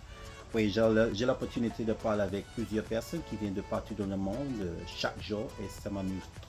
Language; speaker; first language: French; non-native, learner; English